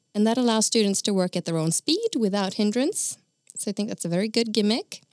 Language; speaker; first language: English; non-native, fluent; Norwegian